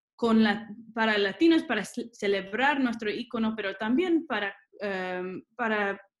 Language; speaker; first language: Spanish; early bilingual, other home language; English